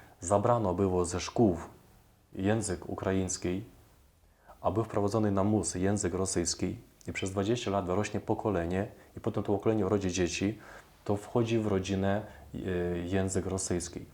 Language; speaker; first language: Polish; non-native, fluent; Ukrainian